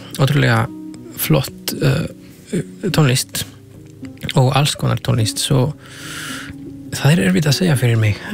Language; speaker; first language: Icelandic; non-native, fluent; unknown